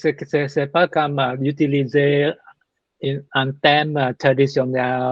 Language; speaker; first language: French; non-native, learner; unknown